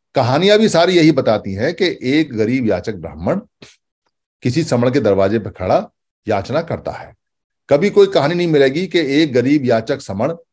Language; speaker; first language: Hindi; native; Hindi